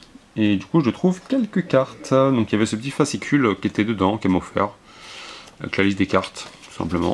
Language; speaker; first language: French; native; French